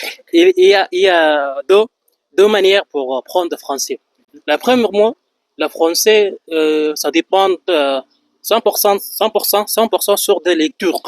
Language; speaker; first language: French; non-native, fluent; Arabic